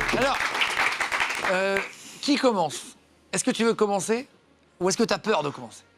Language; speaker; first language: French; native; French